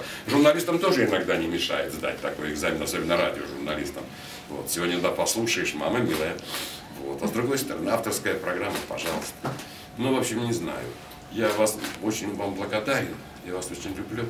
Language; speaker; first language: Russian; native; Russian